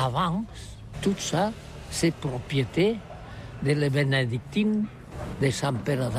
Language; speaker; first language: French; non-native, learner; Catalan